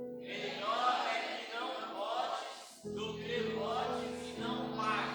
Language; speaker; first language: Portuguese; native; Portuguese